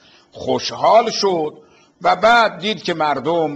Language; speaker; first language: Persian; native; Persian